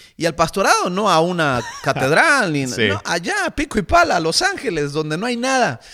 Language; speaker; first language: Spanish; native; Spanish